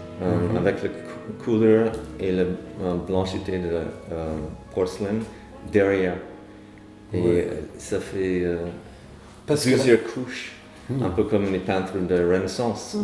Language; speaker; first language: French; non-native, fluent; English